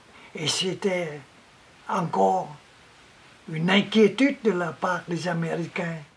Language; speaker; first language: French; non-native, local second language; Vietnamese